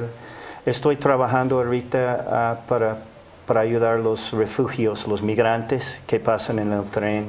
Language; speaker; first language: Spanish; non-native, fluent; English